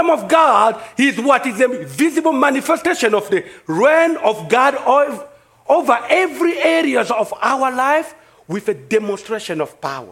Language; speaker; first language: English; non-native, fluent; French